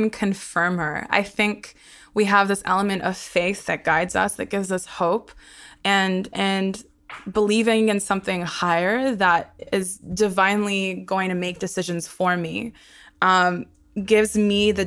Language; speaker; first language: English; non-native, local second language; Hebrew